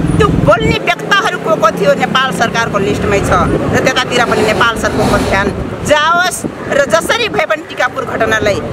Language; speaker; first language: Nepali; non-native, local second language; Rana Tharu